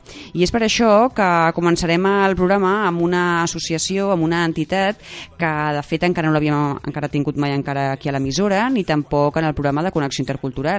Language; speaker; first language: Catalan; native; Catalan